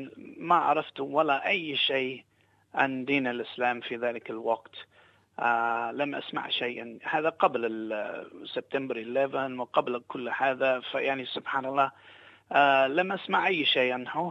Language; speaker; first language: Arabic; non-native, fluent; English